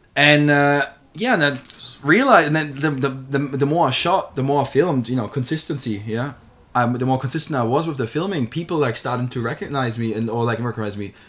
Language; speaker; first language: English; non-native, fluent; German